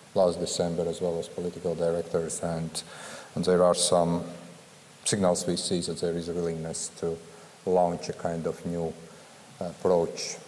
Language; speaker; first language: English; non-native, fluent; Latvian